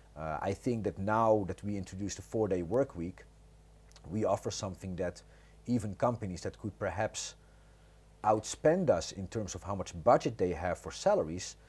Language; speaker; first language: English; non-native, fluent; Croatian